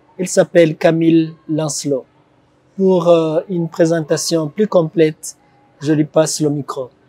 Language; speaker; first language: French; non-native, local second language; Kinyarwanda